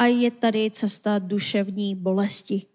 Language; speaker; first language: Czech; non-native, fluent; Korean